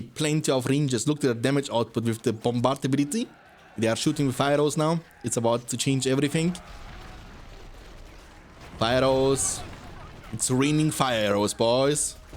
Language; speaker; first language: English; non-native, fluent; German